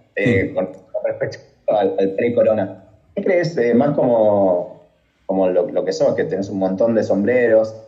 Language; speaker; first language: Spanish; native; Spanish